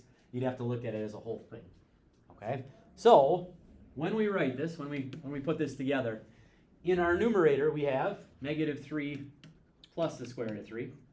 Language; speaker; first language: English; native; English